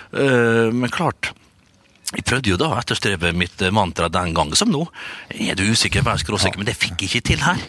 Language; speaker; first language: Norwegian; native; Norwegian